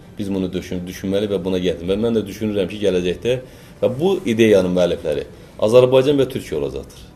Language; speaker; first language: Azerbaijani; native; Azerbaijani